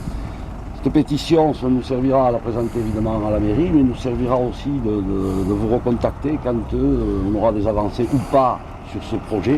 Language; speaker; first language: French; native; French